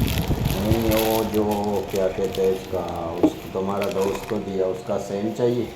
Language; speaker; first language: Hindi; non-native, learner; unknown